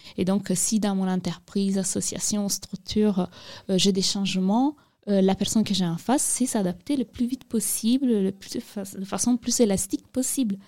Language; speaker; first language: French; non-native, fluent; Italian